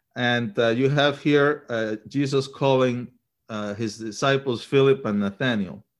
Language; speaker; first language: English; early bilingual, other home language; Spanish